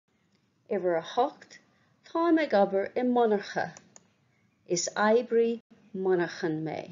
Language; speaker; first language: Irish; non-native, local second language; English